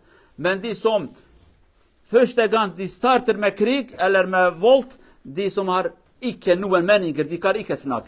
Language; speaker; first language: Norwegian; non-native, learner; Kurdish